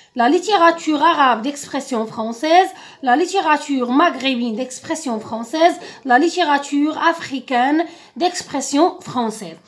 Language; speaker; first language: French; non-native, local second language; Arabic